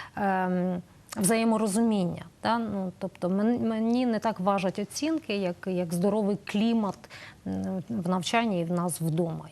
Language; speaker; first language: Ukrainian; native; Ukrainian